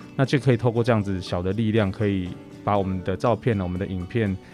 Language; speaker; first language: Chinese; native; Chinese